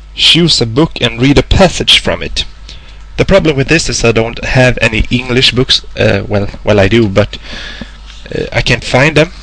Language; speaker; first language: English; non-native, fluent; Swedish